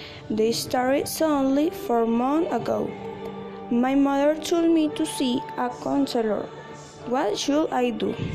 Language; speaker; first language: English; non-native, learner; Spanish